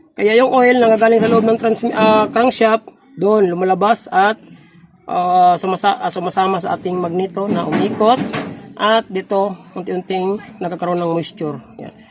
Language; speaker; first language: Filipino; non-native, local second language; Cebuano